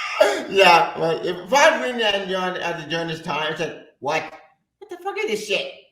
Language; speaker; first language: English; native; English